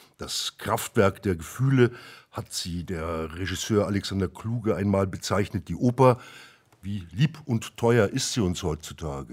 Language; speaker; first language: German; native; German